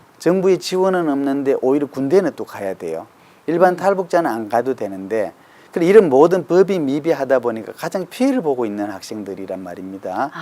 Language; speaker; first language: Korean; native; Korean